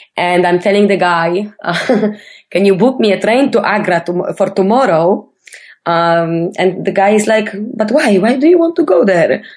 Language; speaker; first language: English; non-native, fluent; Polish